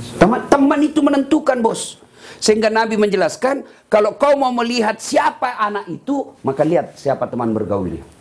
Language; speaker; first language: Malay; non-native, local second language; Buginese